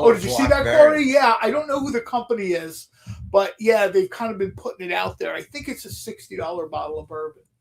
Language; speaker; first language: English; native; English